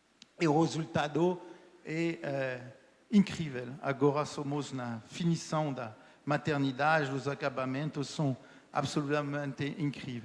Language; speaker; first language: Portuguese; non-native, fluent; French